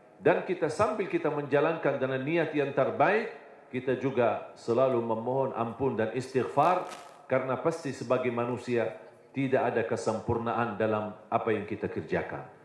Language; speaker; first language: Indonesian; non-native, fluent; Arabic